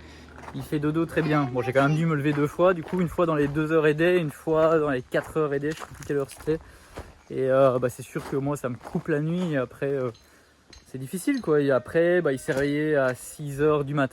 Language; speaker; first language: French; native; French